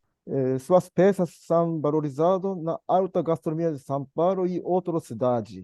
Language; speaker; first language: Portuguese; non-native, learner; Japanese